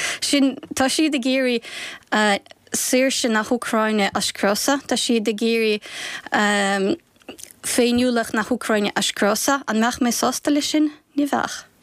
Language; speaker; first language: Irish; non-native, fluent; Ukrainian